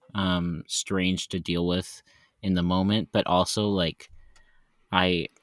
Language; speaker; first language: English; native; English